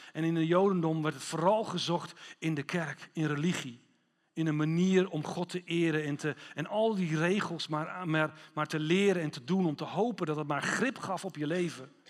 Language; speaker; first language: Dutch; non-native, fluent; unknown